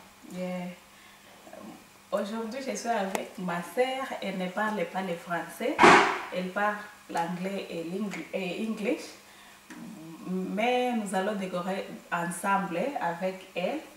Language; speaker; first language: French; non-native, local second language; Swahili